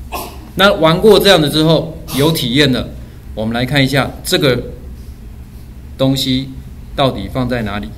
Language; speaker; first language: Chinese; native; Chinese